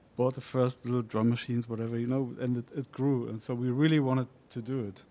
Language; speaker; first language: English; non-native, fluent; Spanish